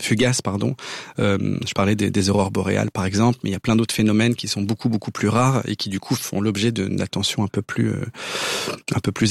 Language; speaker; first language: French; native; French